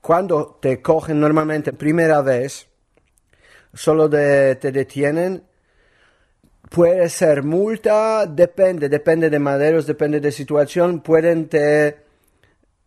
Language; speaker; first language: Spanish; non-native, learner; Polish